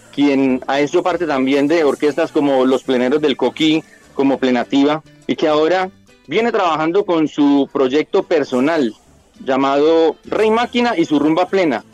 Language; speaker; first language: Spanish; native; Spanish